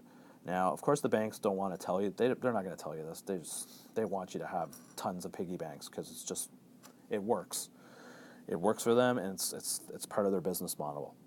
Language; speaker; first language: English; native; English